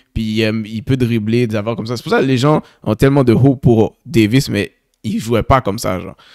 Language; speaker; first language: French; native; French